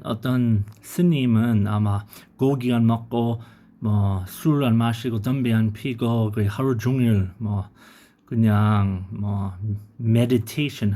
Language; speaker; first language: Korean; non-native, learner; English